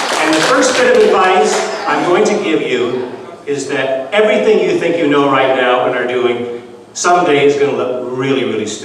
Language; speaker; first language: English; native; English